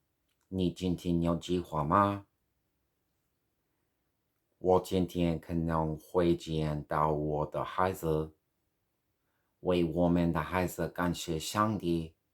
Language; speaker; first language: Chinese; non-native, learner; English